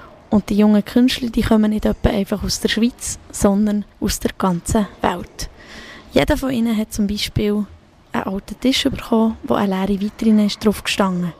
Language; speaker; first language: German; native; German